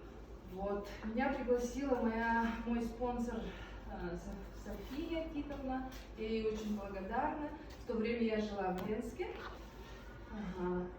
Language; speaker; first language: Russian; non-native, local second language; Yakut